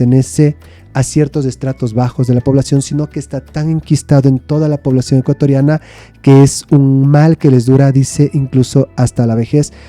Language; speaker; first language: Spanish; native; Spanish